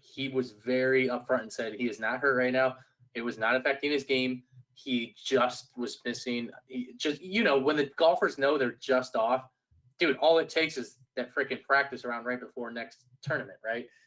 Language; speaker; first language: English; native; English